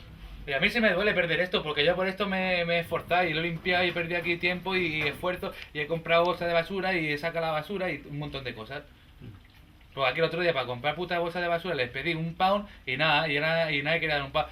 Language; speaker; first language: Spanish; native; Spanish